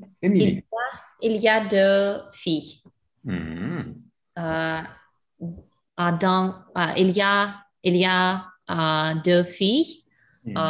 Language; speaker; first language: French; non-native, learner; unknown